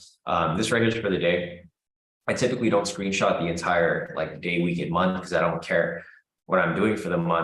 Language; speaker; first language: English; native; English